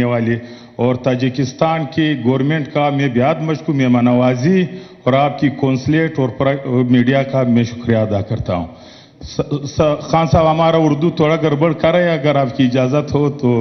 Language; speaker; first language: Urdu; non-native, local second language; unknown